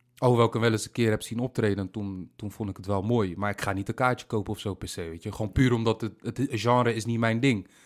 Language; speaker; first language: Dutch; native; Dutch